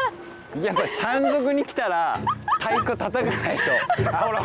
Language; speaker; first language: Japanese; native; Japanese